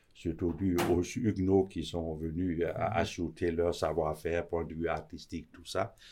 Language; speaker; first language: French; non-native, fluent; Danish